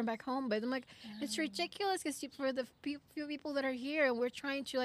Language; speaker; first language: English; non-native, fluent; Spanish